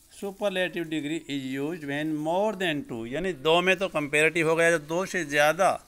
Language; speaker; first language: Hindi; native; Hindi